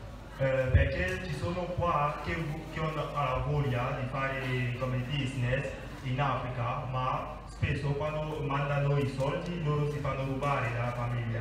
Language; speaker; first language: Italian; non-native, fluent; French